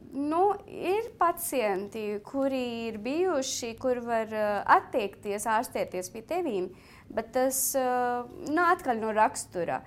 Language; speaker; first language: Latvian; non-native, fluent; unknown